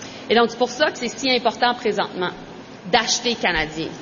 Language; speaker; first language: French; native; French